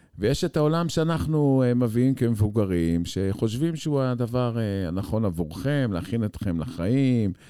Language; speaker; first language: Hebrew; native; Hebrew